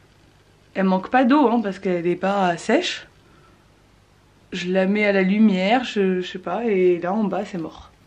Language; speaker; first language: French; native; French